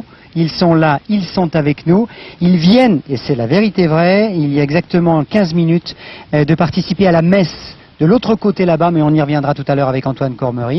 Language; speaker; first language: French; native; French